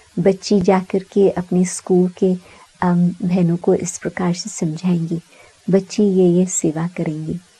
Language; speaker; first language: Hindi; early bilingual, heritage; Sindhi